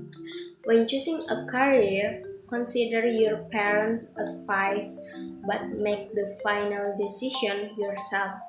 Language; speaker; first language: English; non-native, fluent; Indonesian